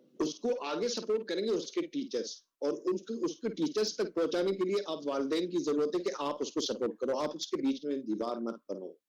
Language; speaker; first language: Urdu; non-native, local second language; Sindhi